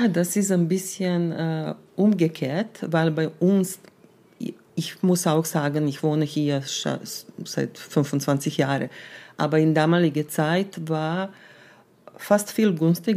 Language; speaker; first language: German; non-native, fluent; Serbian